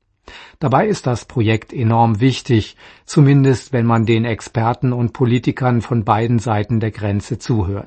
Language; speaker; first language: German; native; German